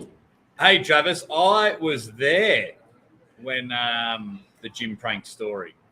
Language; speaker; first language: English; native; English